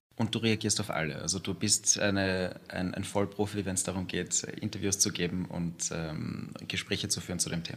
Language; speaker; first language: German; native; German